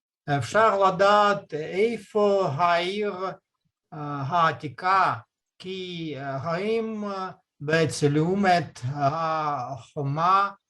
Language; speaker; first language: Hebrew; non-native, learner; Russian